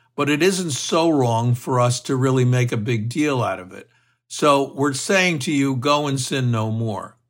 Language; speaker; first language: English; native; English